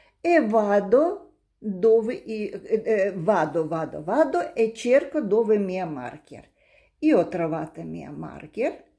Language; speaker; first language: Italian; non-native, learner; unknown